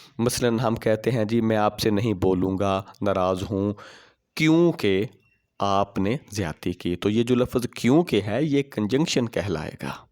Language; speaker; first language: Urdu; non-native, local second language; Punjabi